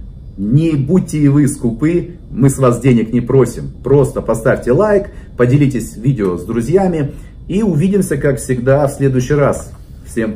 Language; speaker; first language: Russian; native; Russian